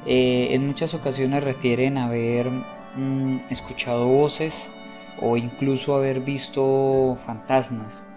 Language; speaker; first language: Spanish; native; Spanish